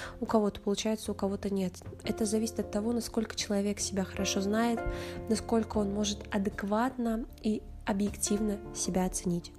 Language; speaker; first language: Russian; native; Russian